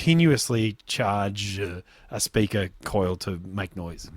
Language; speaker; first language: English; native; English